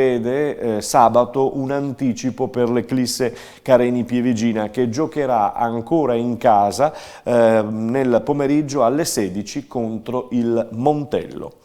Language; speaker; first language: Italian; native; Italian